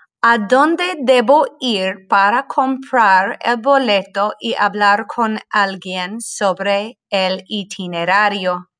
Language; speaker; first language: Spanish; non-native, fluent; English